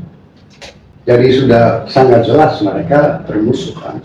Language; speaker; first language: Indonesian; non-native, fluent; German